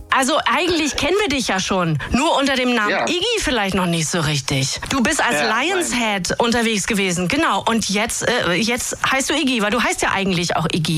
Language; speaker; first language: German; native; German